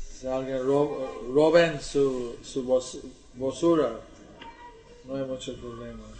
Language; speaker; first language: Spanish; non-native, learner; English